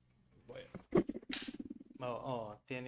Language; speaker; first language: Spanish; non-native, learner; Korean